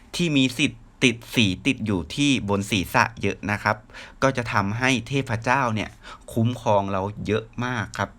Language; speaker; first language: Thai; native; Thai